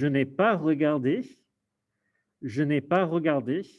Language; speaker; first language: French; non-native, fluent; English